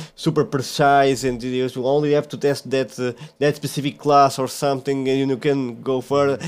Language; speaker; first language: English; non-native, fluent; Portuguese